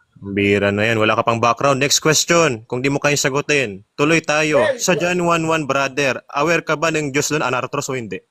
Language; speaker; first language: Filipino; native; Filipino